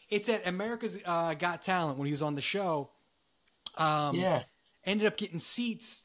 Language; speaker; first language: English; native; English